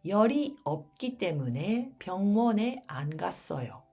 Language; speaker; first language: Korean; early bilingual, heritage; Japanese